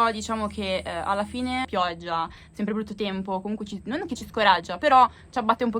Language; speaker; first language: Italian; native; Italian